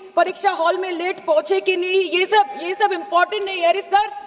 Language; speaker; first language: Hindi; non-native, local second language; Bangla